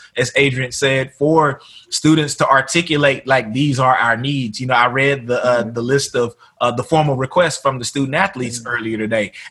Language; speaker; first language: English; native; English